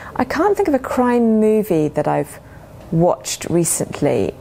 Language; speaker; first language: English; native; English